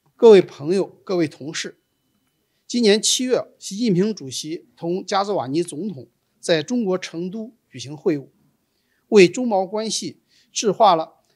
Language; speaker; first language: Chinese; native; Chinese